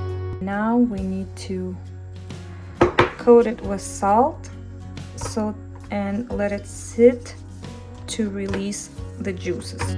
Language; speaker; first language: English; non-native, fluent; Russian